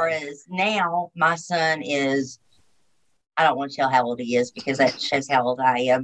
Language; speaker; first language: English; native; English